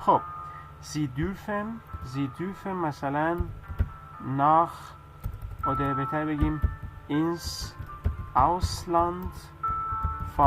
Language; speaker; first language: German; non-native, fluent; Persian